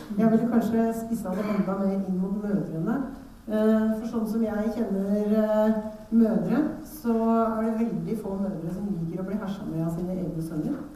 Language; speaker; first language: Norwegian; native; Norwegian